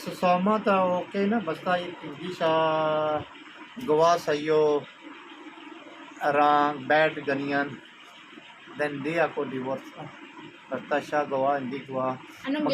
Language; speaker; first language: Filipino; non-native, learner; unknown